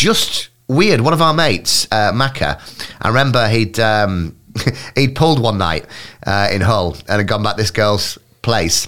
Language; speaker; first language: English; native; English